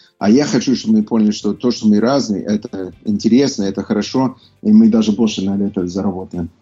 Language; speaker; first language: Russian; non-native, fluent; English